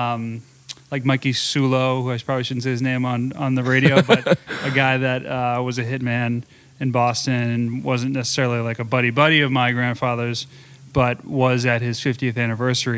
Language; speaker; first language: English; native; English